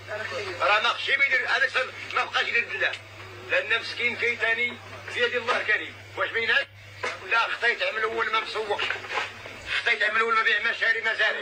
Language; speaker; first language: Arabic; native; Arabic